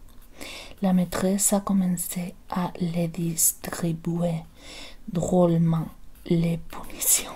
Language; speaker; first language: French; non-native, learner; Spanish